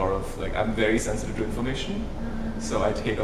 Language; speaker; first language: English; non-native, local second language; Hindi